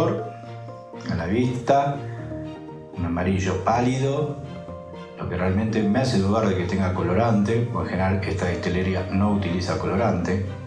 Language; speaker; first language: Spanish; native; Spanish